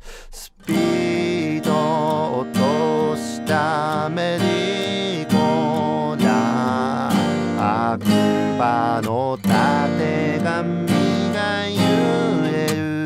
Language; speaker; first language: Japanese; native; Japanese